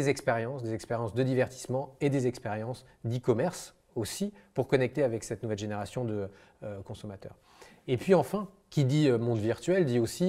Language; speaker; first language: French; native; French